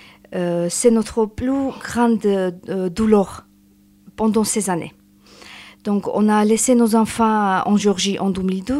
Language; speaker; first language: French; non-native, learner; Georgian